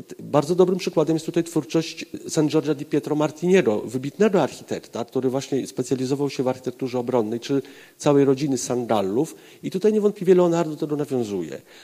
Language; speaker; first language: Polish; native; Polish